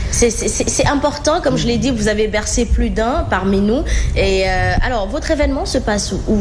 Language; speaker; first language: French; non-native, local second language; Wolof